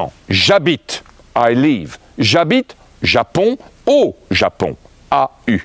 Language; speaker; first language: French; native; French